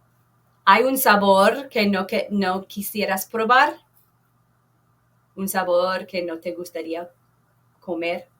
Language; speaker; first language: Spanish; non-native, fluent; English